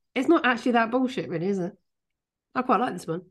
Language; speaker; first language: English; native; English